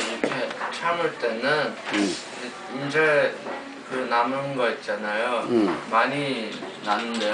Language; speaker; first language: Korean; early bilingual, heritage; Korean